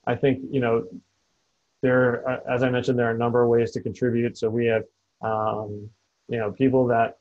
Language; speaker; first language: English; native; English